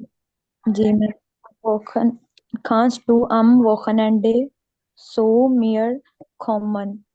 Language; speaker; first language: German; non-native, learner; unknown